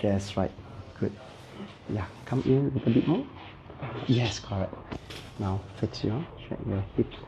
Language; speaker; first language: English; non-native, local second language; Cantonese